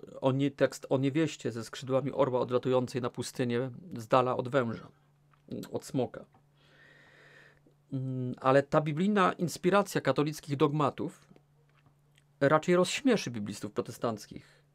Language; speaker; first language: Polish; native; Polish